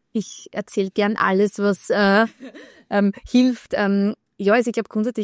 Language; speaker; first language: German; native; German